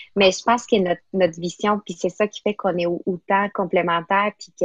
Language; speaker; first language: French; non-native, fluent; Spanish